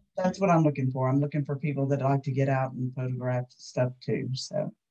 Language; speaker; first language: English; native; English